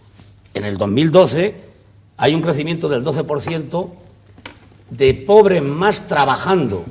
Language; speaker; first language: Spanish; native; Spanish